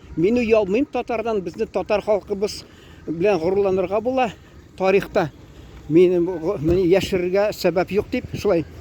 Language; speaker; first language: Tatar; native; Tatar